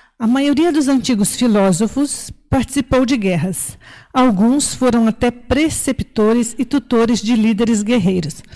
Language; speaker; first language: Portuguese; native; Portuguese